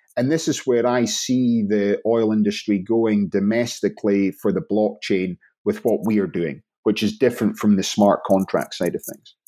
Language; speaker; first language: English; native; English